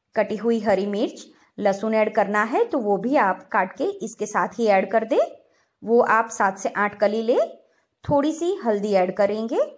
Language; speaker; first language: Hindi; non-native, local second language; Gujarati